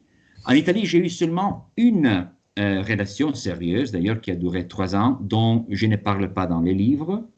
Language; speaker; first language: French; non-native, fluent; Italian